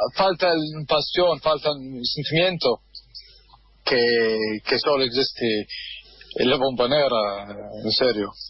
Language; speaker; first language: Spanish; non-native, learner; Arabic